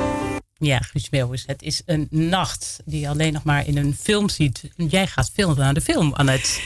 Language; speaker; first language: Dutch; native; Dutch